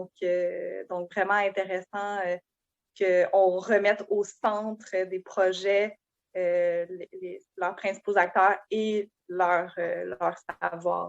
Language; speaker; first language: French; native; French